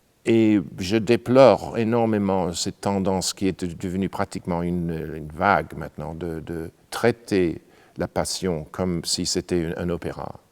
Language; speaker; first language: French; non-native, fluent; English